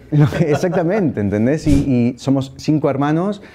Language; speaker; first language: Spanish; native; Spanish